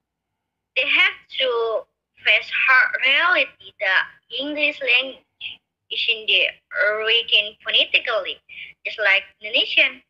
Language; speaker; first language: English; non-native, learner; Indonesian